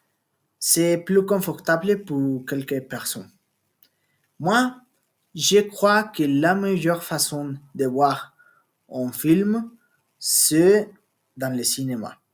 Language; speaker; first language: French; non-native, learner; Spanish